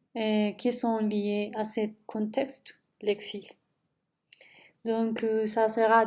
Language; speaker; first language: French; non-native, learner; Spanish